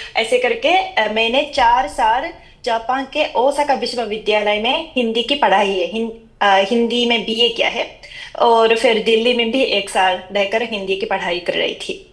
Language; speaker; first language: Hindi; non-native, fluent; Japanese